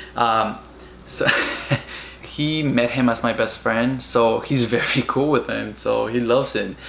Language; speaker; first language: English; early bilingual, other home language; Spanish